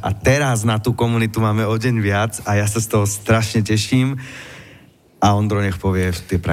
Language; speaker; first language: Slovak; native; Slovak